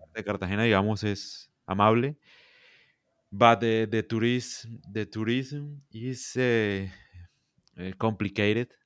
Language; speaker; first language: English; non-native, learner; Spanish